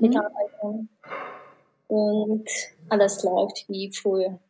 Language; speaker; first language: German; non-native, learner; Mongolian